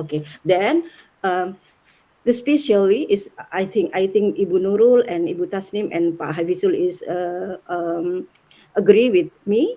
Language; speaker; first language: English; non-native, learner; Indonesian